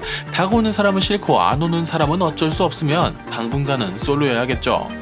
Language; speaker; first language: Korean; native; Korean